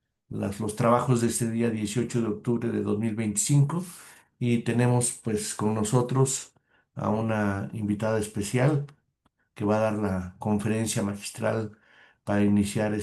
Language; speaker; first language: Spanish; native; Spanish